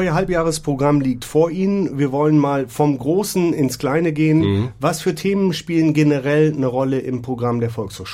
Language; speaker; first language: German; native; German